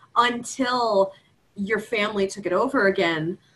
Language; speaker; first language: English; native; English